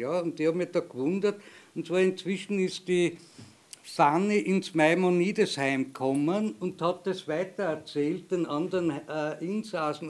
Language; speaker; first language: German; native; German